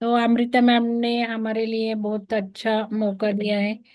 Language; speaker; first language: Hindi; non-native, local second language; Marathi